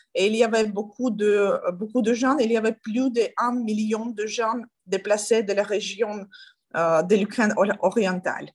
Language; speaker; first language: French; non-native, learner; Ukrainian